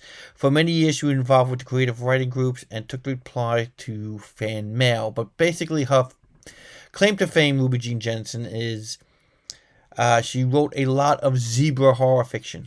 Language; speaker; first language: English; native; English